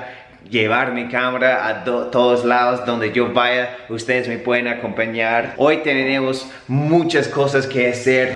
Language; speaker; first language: Spanish; native; Spanish